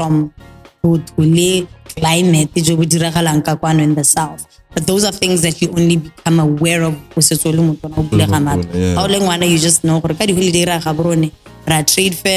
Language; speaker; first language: English; non-native, local second language; Tswana